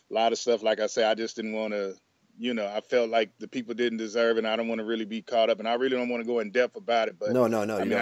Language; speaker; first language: English; native; English